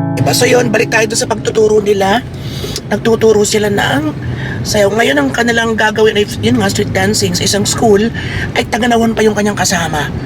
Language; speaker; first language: Filipino; native; Filipino